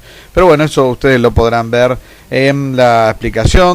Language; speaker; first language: Spanish; native; Spanish